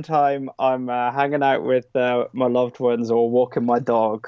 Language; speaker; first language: English; native; English